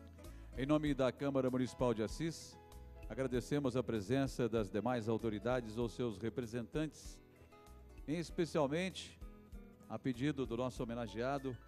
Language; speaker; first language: Portuguese; native; Portuguese